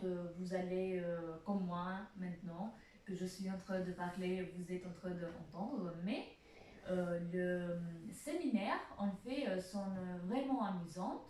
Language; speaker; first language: French; non-native, fluent; Albanian